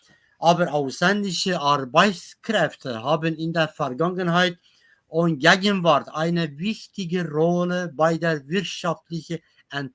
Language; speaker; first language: German; non-native, learner; Kurdish